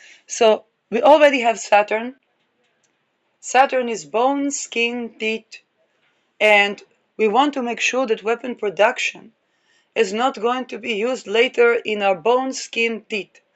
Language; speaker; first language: English; non-native, fluent; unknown